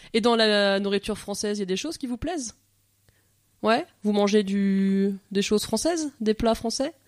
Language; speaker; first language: French; native; French